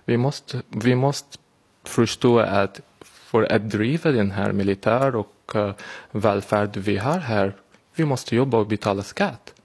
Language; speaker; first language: Swedish; non-native, learner; Arabic